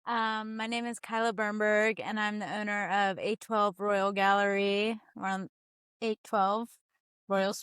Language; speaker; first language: English; native; English